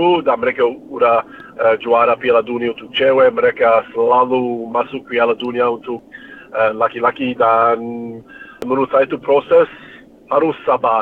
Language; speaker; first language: Indonesian; non-native, fluent; English